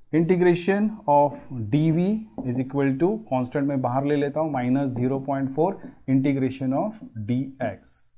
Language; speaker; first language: Hindi; non-native, local second language; Marathi